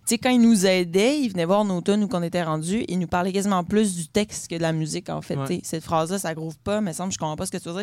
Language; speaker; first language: French; native; French